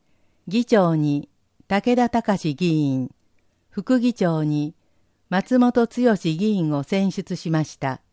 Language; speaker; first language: Japanese; native; Japanese